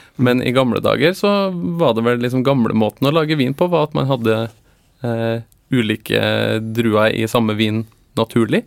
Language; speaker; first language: Norwegian; native; Norwegian